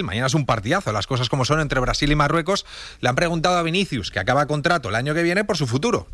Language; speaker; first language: Spanish; native; Spanish